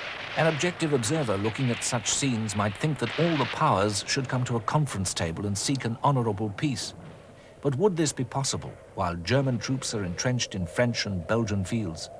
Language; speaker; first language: English; native; English